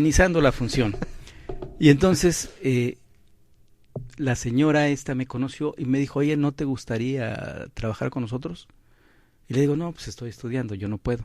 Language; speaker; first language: Spanish; native; Spanish